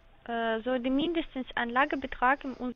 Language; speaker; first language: German; non-native, learner; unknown